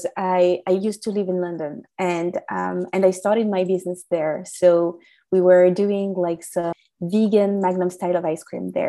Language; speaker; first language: English; non-native, fluent; French